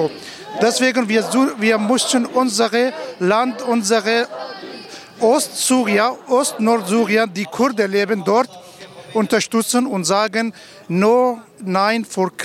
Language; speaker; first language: German; non-native, learner; Kurdish